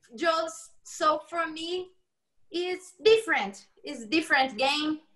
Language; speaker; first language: English; non-native, fluent; Portuguese